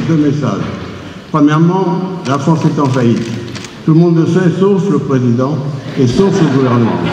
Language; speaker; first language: French; native; French